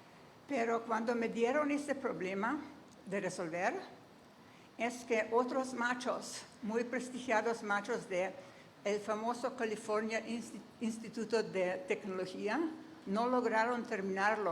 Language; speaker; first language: Spanish; non-native, fluent; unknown